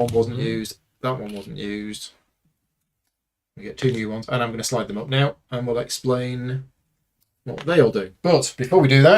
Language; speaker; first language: English; native; English